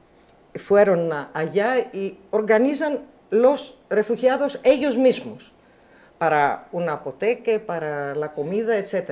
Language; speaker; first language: Spanish; non-native, learner; Greek